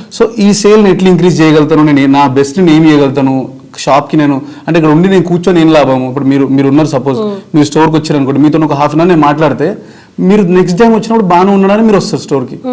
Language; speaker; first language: Telugu; native; Telugu